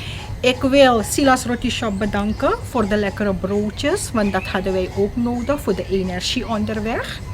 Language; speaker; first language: Dutch; non-native, local second language; Caribbean Hindustani